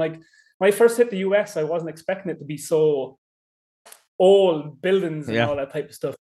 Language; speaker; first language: English; native; English